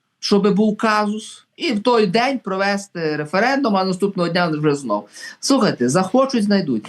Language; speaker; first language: Ukrainian; native; Ukrainian